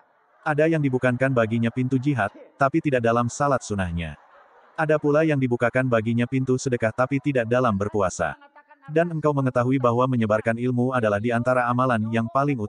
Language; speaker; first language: Indonesian; native; Indonesian